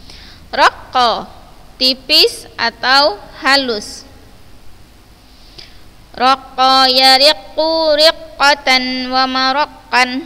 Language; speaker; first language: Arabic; non-native, fluent; Indonesian